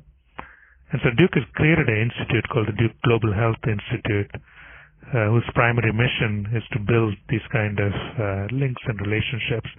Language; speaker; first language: English; non-native, local second language; Tamil